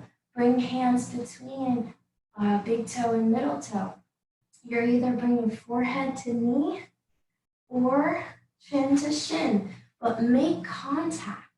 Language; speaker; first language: English; native; English